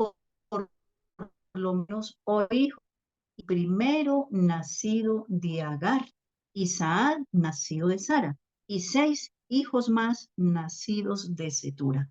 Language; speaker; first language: Spanish; native; Spanish